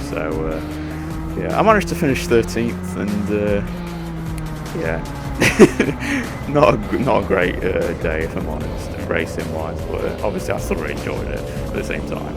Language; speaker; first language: English; native; English